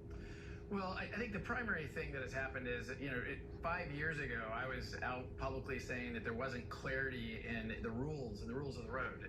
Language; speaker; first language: English; native; English